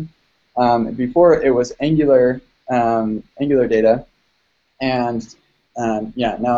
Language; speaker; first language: English; native; English